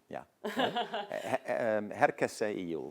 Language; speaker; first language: Turkish; non-native, learner; Dutch